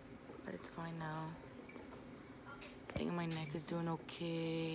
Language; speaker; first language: English; native; English